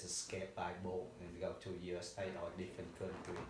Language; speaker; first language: English; non-native, learner; Vietnamese